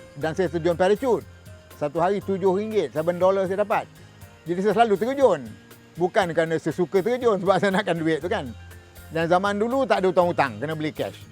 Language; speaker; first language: Malay; native; Malay